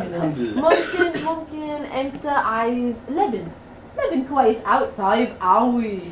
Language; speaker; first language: Arabic; non-native, learner; English